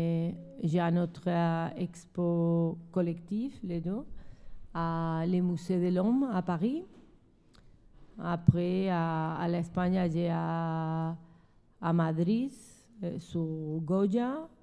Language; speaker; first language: French; non-native, learner; Spanish